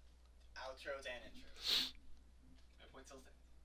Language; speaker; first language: English; native; English